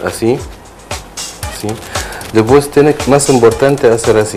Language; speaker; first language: Spanish; non-native, learner; Arabic